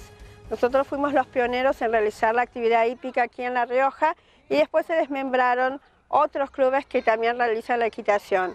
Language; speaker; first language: Spanish; native; Spanish